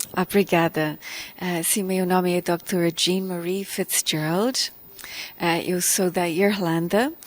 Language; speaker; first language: Portuguese; non-native, fluent; English